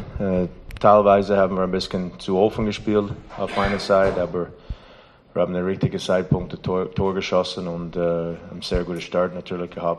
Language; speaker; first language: German; non-native, fluent; English